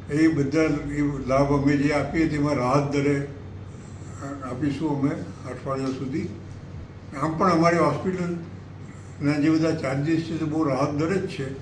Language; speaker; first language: Gujarati; native; Gujarati